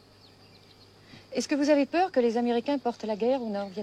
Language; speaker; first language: French; native; French